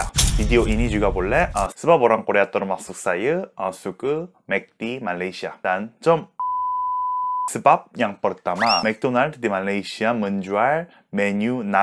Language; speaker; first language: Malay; non-native, learner; Korean